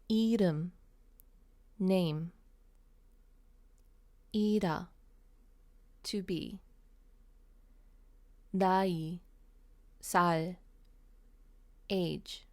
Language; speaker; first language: Korean; non-native, fluent; English